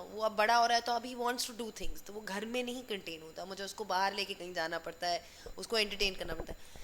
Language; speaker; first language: Urdu; native; Urdu